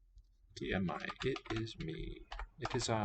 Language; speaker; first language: Danish; non-native, learner; English